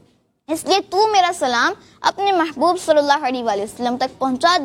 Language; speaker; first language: Urdu; native; Urdu